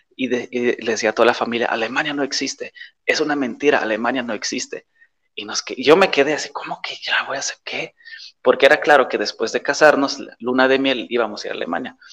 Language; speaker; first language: Spanish; non-native, fluent; Polish